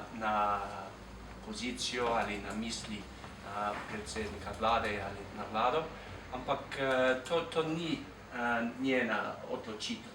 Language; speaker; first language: Slovenian; non-native, fluent; English